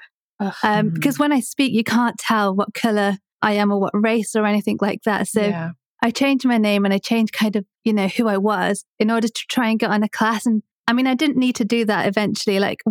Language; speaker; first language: English; native; English